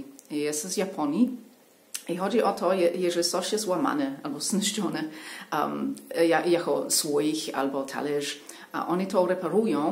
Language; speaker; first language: Polish; non-native, learner; English